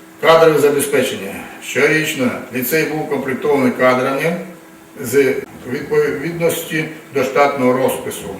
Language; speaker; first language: Ukrainian; non-native, local second language; Russian